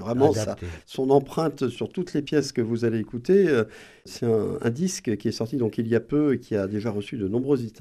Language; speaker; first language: French; native; French